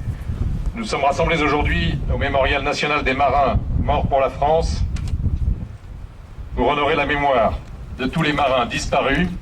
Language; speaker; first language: French; native; French